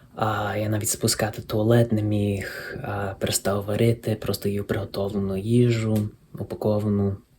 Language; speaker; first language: Ukrainian; early bilingual, heritage; Ukrainian